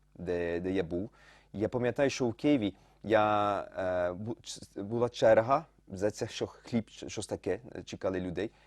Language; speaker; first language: Ukrainian; early bilingual, heritage; Ukrainian